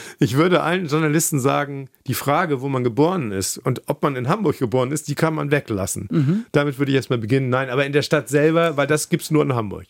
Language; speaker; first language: German; native; German